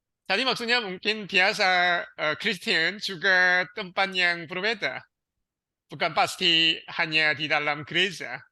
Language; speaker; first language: Indonesian; non-native, learner; Korean